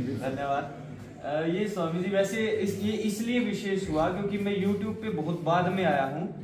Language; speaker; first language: Hindi; native; Hindi